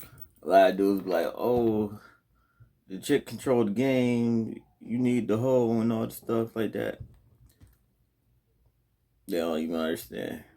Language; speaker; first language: English; native; English